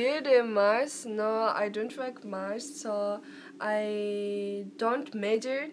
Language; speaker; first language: English; non-native, learner; Japanese